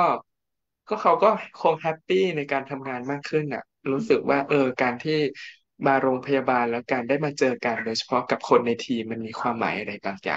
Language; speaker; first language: Thai; native; Thai